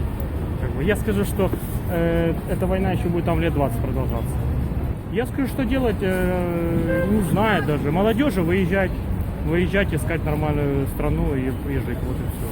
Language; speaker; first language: Russian; native; Russian